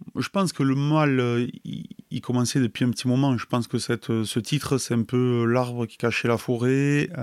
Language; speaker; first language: French; native; French